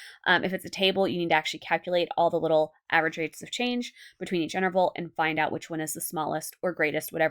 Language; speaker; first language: English; native; English